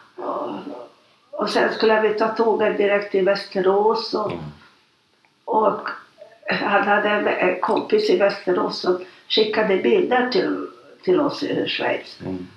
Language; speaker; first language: Swedish; non-native, fluent; Hungarian